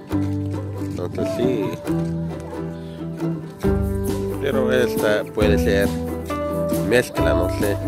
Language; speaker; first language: Spanish; non-native, fluent; Arabic